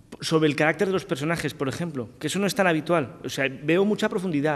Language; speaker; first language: Spanish; native; Spanish